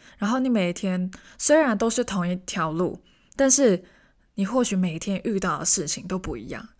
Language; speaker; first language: Chinese; non-native, local second language; Cantonese